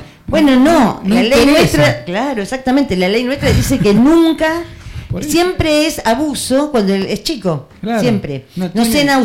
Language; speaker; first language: Spanish; native; Spanish